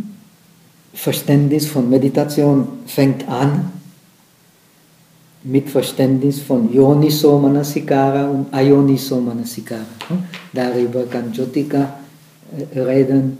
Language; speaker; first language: German; non-native, fluent; Czech